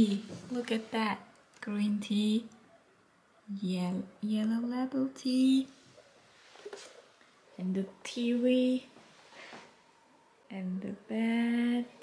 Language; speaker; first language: English; non-native, fluent; Chinese